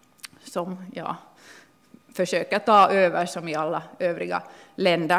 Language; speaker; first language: Swedish; non-native, local second language; Finnish